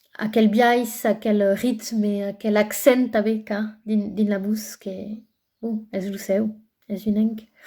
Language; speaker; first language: Occitan; non-native, local second language; French